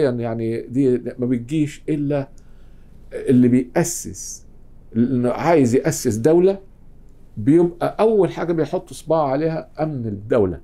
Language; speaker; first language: Arabic; native; Arabic